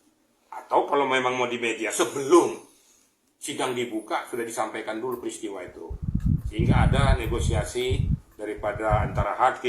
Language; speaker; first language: Indonesian; native; Indonesian